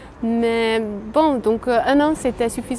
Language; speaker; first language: French; non-native, fluent; Hungarian